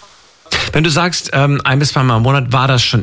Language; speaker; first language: German; native; German